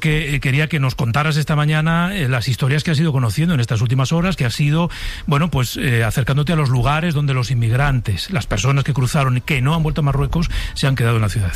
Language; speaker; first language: Spanish; native; Spanish